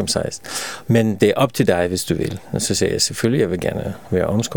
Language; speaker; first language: Danish; non-native, fluent; Russian